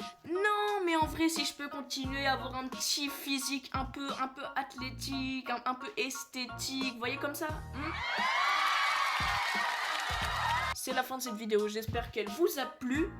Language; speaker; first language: French; native; French